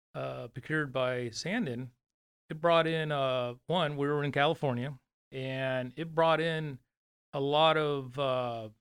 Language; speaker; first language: English; native; English